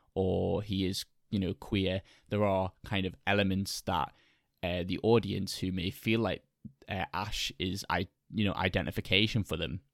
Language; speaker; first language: English; native; English